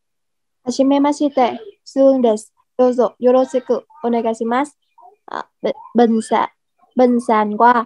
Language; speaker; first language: Japanese; non-native, learner; Vietnamese